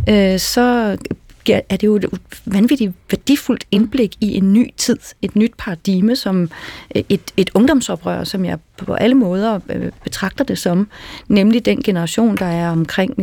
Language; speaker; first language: Danish; native; Danish